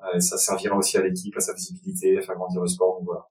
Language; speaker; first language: French; native; French